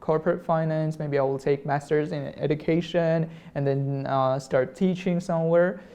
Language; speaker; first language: English; non-native, fluent; Russian